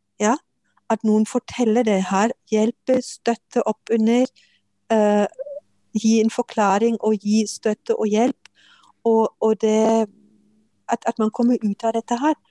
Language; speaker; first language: Norwegian; non-native, fluent; German